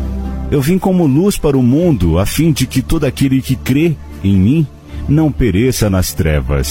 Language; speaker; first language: Portuguese; native; Portuguese